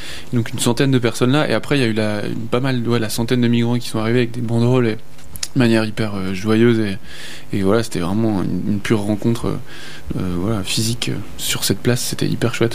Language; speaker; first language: French; native; French